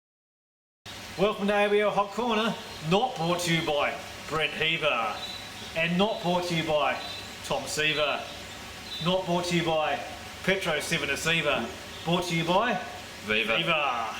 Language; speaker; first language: English; native; English